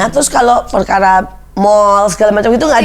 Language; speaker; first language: Indonesian; native; Indonesian